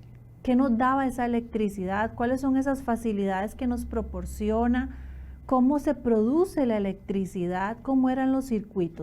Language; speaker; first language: Spanish; native; Spanish